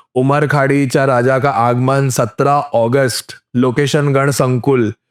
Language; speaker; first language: Hindi; non-native, local second language; Marathi